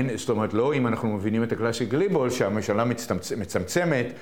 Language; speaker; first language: Hebrew; native; Hebrew